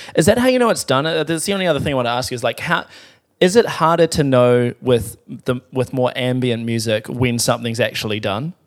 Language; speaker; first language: English; native; English